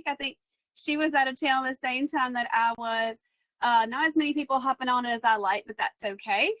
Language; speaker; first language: English; native; English